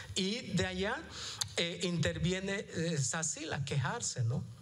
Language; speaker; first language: Spanish; non-native, local second language; Yucateco